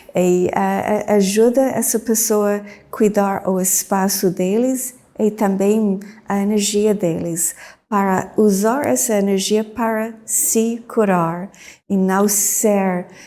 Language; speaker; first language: Portuguese; non-native, fluent; English